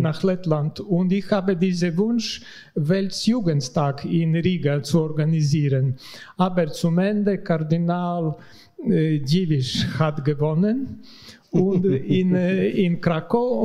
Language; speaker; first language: German; non-native, learner; Latvian